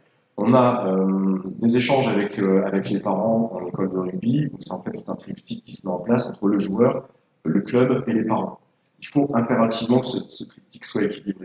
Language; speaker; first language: French; native; French